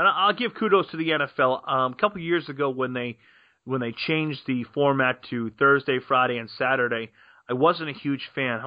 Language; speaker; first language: English; native; English